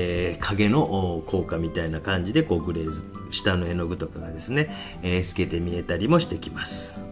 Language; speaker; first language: Japanese; native; Japanese